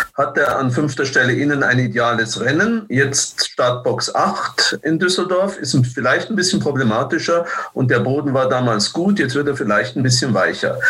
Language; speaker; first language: German; native; German